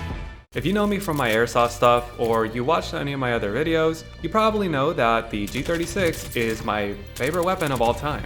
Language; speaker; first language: English; native; English